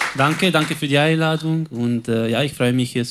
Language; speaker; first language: German; non-native, local second language; Italian